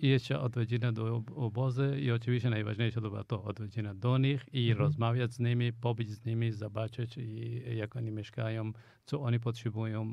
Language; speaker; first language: Polish; non-native, fluent; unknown